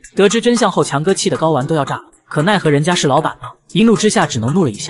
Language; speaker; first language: Chinese; native; Chinese